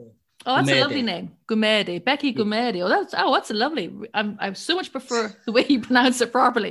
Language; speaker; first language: English; native; English